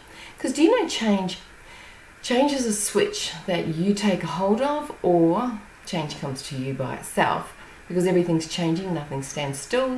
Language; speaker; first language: English; native; English